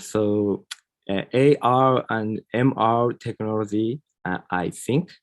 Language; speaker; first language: English; non-native, learner; Japanese